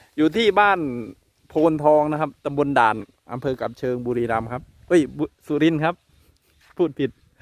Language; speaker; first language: Thai; native; Thai